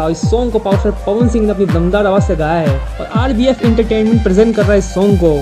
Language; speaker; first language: Hindi; native; Hindi